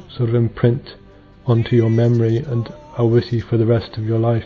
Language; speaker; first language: English; native; English